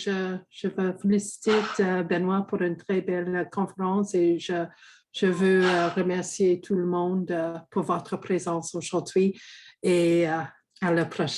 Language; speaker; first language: French; non-native, fluent; English